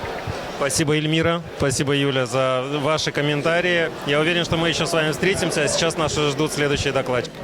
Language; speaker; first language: Russian; native; Russian